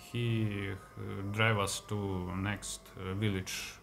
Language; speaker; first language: English; non-native, learner; Russian